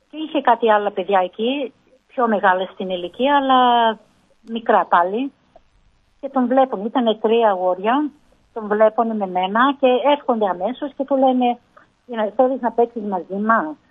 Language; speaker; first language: Greek; early bilingual, heritage; Greek